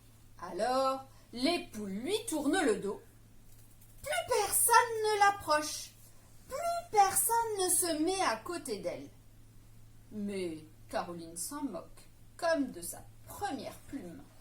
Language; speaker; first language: French; native; French